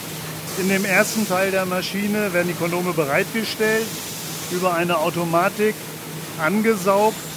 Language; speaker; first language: German; native; German